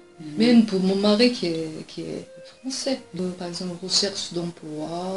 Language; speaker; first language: French; non-native, fluent; Japanese